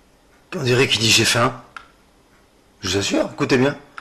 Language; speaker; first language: French; native; French